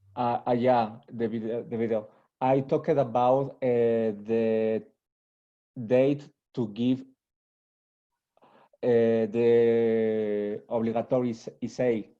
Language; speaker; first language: English; non-native, learner; Spanish